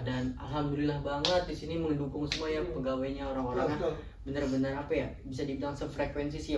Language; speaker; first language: Indonesian; native; Indonesian